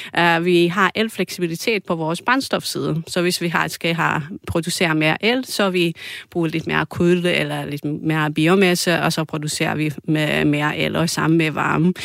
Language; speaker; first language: Danish; non-native, fluent; Croatian